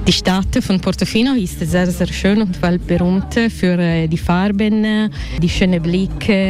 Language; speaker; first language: German; non-native, learner; Italian